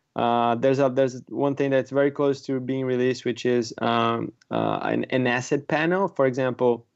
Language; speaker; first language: English; non-native, fluent; Portuguese